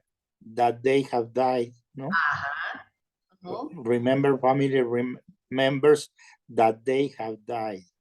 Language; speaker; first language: English; non-native, learner; Spanish